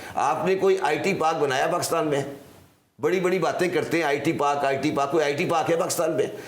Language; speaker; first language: Urdu; native; Urdu